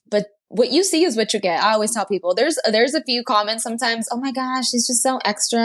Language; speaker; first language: English; early bilingual, other home language; Spanish